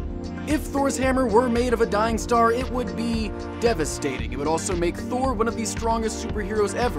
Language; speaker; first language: English; native; English